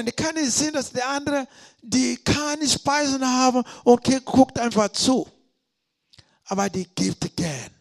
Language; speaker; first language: German; non-native, learner; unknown